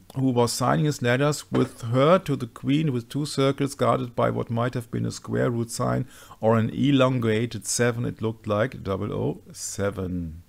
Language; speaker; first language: English; non-native, fluent; German